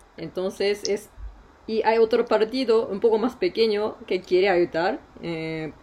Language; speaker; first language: Spanish; non-native, learner; Japanese